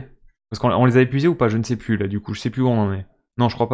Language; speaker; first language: French; native; French